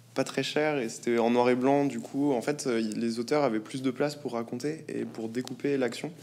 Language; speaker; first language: French; native; French